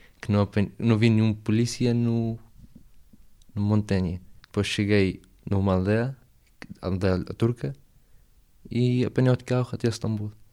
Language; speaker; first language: Portuguese; non-native, learner; Arabic